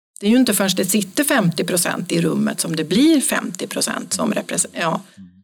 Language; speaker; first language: Swedish; native; Swedish